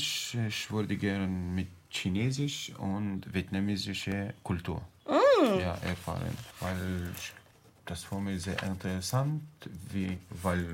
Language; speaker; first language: German; non-native, learner; Arabic